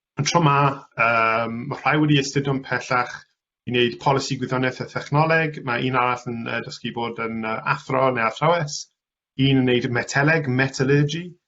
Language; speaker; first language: Welsh; non-native, local second language; English